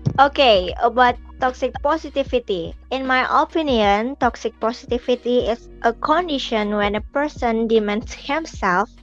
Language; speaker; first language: English; non-native, fluent; Indonesian